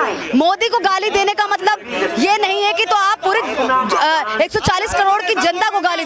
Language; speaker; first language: Hindi; native; Hindi